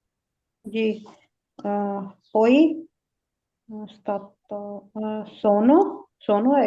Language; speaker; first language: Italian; non-native, learner; Punjabi